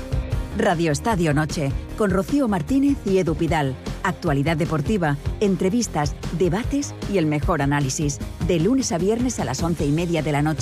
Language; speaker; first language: Spanish; native; Spanish